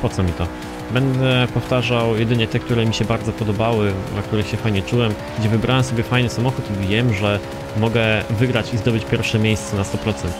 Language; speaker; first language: Polish; native; Polish